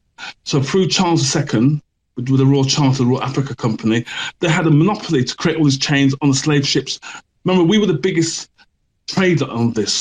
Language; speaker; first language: English; native; English